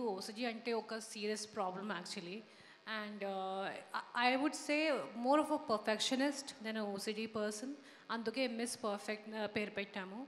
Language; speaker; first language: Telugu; non-native, learner; Hindi